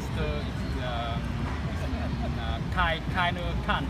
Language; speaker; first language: German; non-native, learner; Vietnamese